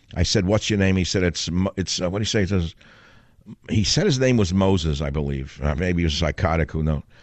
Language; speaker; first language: English; native; English